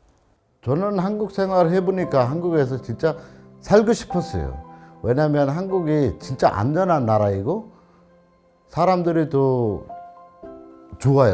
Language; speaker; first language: Korean; non-native, learner; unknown